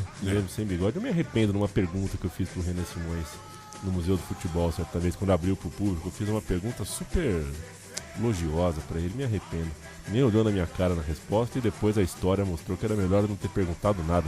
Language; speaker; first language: Portuguese; native; Portuguese